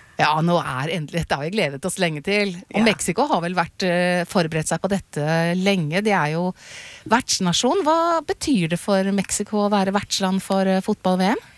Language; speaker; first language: Norwegian; native; Norwegian